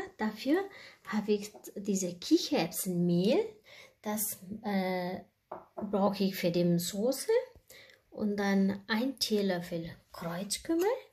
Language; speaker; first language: German; non-native, learner; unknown